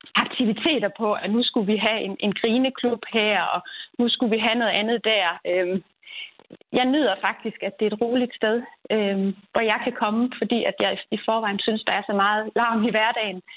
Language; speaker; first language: Danish; native; Danish